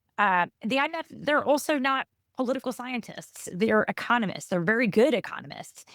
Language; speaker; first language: English; native; English